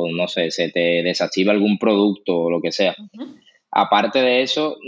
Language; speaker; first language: Spanish; native; Spanish